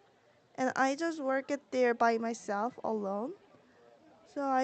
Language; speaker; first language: English; non-native, learner; Korean